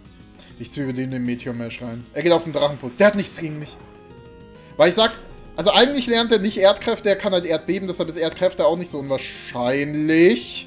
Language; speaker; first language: German; native; German